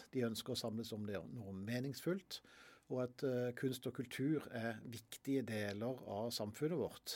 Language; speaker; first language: Norwegian; native; Norwegian